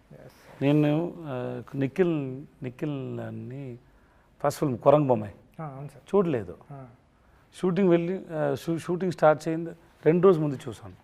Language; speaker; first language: Telugu; non-native, learner; Tamil